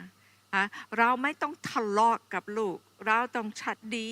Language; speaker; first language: Thai; non-native, fluent; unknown